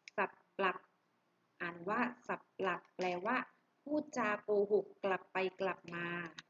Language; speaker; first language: Thai; native; Thai